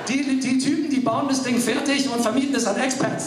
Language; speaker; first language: German; early bilingual, other home language; English